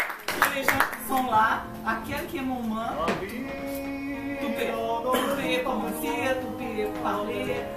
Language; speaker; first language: French; non-native, learner; Portuguese